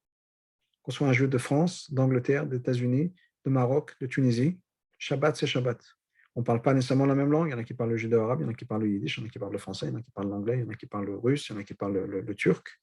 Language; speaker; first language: French; native; French